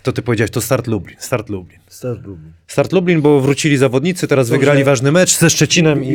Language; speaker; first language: Polish; native; Polish